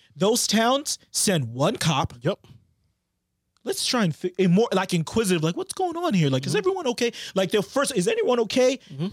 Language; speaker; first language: English; native; English